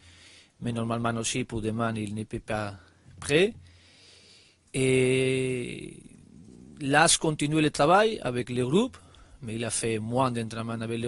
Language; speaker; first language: French; non-native, learner; Spanish